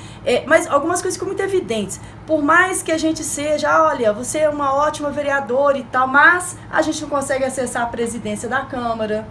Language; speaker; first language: Portuguese; native; Portuguese